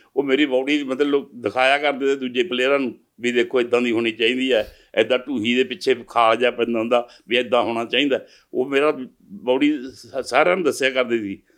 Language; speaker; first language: Punjabi; native; Punjabi